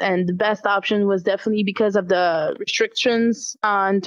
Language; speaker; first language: English; non-native, fluent; French